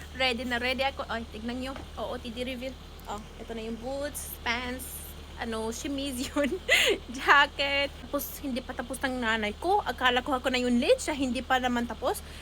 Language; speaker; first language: Filipino; non-native, learner; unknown